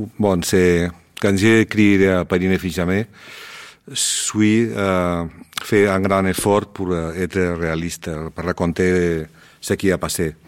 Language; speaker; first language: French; non-native, learner; Spanish